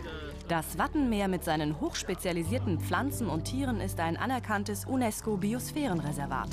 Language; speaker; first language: German; native; German